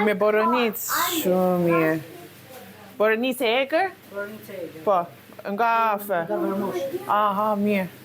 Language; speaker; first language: Albanian; non-native, learner; English